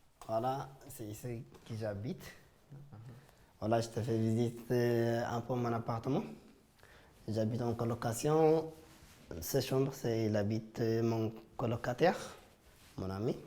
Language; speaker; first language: French; non-native, fluent; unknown